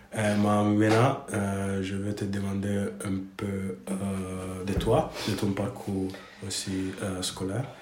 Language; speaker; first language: French; non-native, learner; Italian